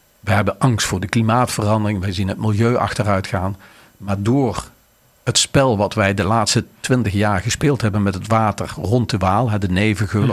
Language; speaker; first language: Dutch; native; Dutch